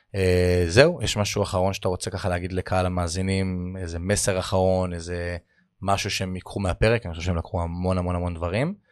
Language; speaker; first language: Hebrew; native; Hebrew